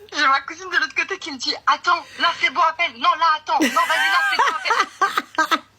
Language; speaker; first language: French; early bilingual, other home language; Arabic